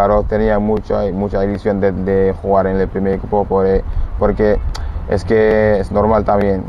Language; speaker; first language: Spanish; non-native, fluent; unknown